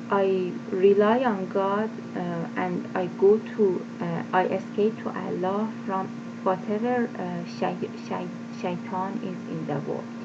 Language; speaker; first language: English; non-native, fluent; Persian